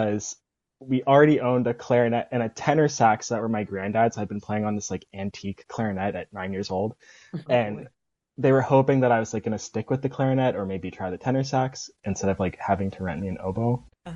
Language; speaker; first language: English; native; English